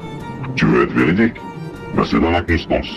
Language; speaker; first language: French; native; French